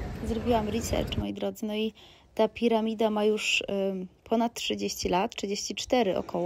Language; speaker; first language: Polish; native; Polish